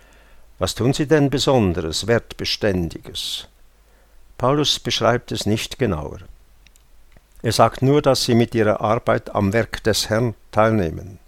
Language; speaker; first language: German; native; German